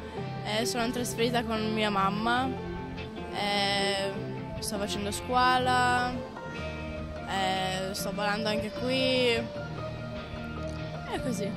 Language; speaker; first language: Italian; non-native, learner; Lithuanian